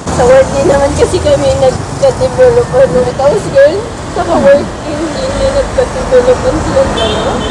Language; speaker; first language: Filipino; non-native, local second language; Cebuano